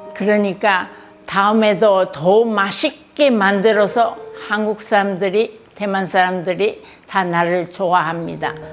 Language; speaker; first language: Korean; early bilingual, heritage; Korean